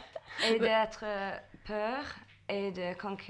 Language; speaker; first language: French; non-native, learner; English